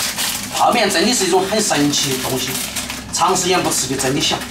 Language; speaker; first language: Chinese; native; Chinese